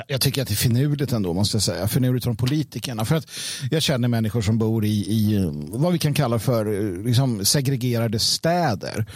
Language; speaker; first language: Swedish; native; Swedish